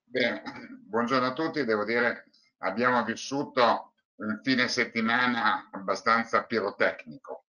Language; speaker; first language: Italian; native; Italian